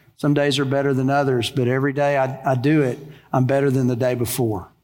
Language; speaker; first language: English; native; English